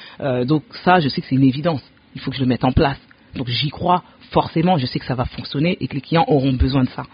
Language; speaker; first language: French; early bilingual, other home language; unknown